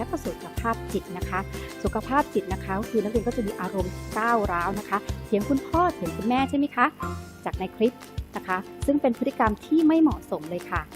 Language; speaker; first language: Thai; native; Thai